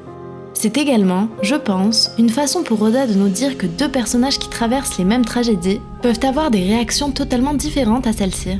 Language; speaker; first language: French; native; French